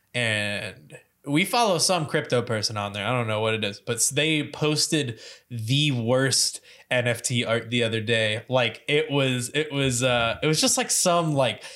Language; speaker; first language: English; native; English